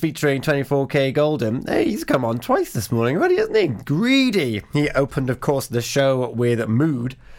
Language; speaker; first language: English; native; English